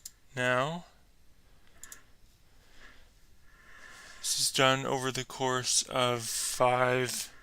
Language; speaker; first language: English; native; English